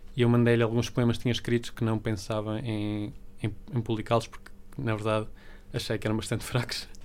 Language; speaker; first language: Portuguese; early bilingual, other home language; Spanish